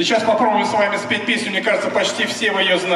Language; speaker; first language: Russian; native; Russian